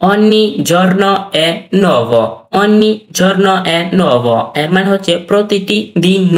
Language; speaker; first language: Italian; non-native, learner; Bangla